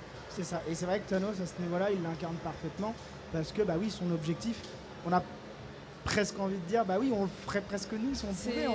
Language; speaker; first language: French; native; French